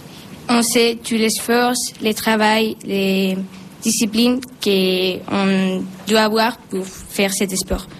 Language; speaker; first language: French; non-native, learner; Spanish